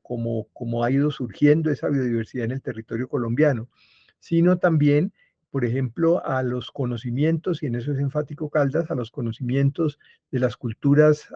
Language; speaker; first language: Spanish; native; Spanish